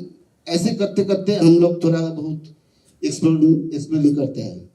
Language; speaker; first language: Hindi; non-native, local second language; Bangla